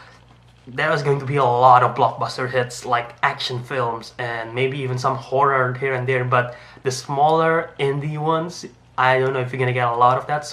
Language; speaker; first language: English; non-native, fluent; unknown